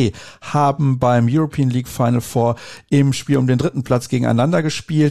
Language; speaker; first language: German; native; German